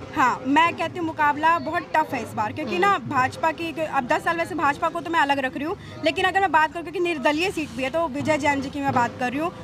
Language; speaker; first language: Hindi; native; Hindi